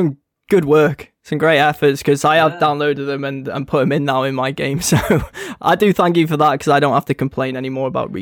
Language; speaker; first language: English; native; English